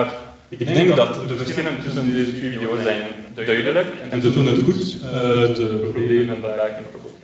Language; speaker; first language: Dutch; non-native, local second language; French